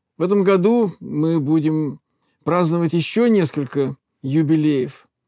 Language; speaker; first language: Russian; native; Russian